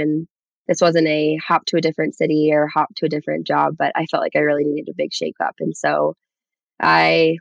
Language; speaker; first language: English; native; English